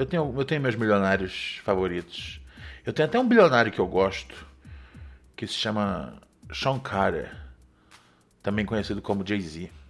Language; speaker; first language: Portuguese; native; Portuguese